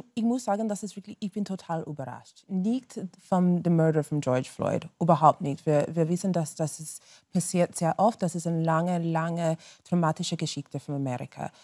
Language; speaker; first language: German; non-native, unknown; English